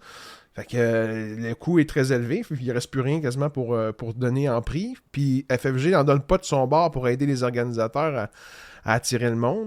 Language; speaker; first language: French; native; French